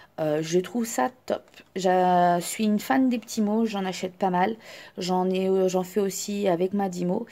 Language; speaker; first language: French; native; French